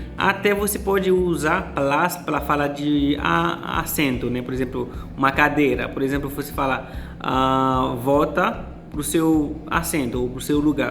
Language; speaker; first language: Portuguese; non-native, fluent; Haitian Creole